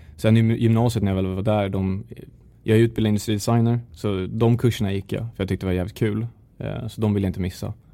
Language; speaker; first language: Swedish; native; Swedish